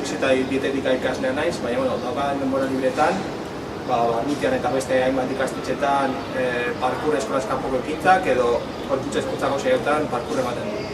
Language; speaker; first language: Basque; early bilingual, other home language; Spanish